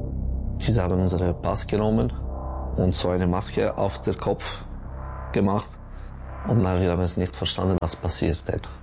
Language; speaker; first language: German; non-native, local second language; French